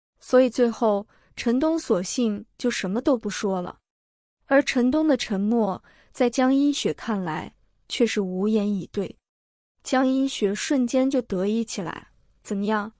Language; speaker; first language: Chinese; native; Chinese